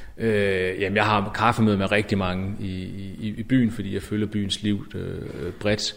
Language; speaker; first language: Danish; native; Danish